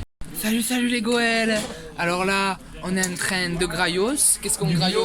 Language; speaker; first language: French; native; French